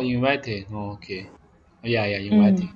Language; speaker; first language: English; non-native, learner; Vietnamese